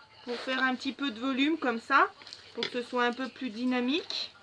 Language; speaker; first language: French; native; French